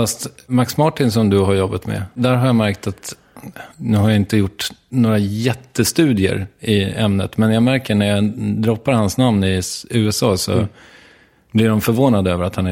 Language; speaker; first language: Swedish; native; Swedish